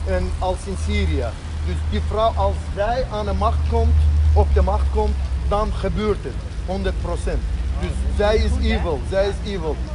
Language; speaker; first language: Dutch; non-native, fluent; Azerbaijani